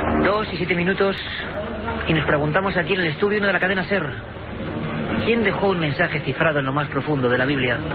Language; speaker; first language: Spanish; native; Spanish